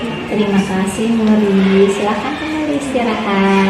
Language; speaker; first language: Indonesian; native; Indonesian